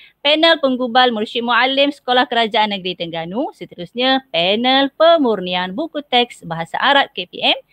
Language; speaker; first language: Malay; native; Malay